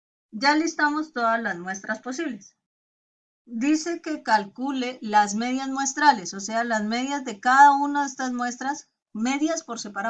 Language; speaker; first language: Spanish; native; Spanish